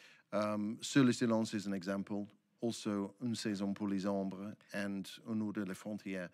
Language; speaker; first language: French; non-native, learner; English